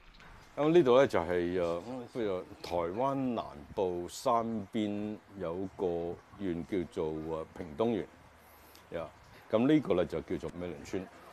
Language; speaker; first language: Chinese; native; Chinese